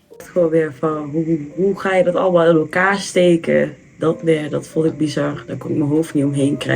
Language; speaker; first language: Dutch; native; Dutch